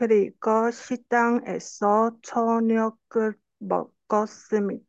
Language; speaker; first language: Korean; non-native, learner; Chinese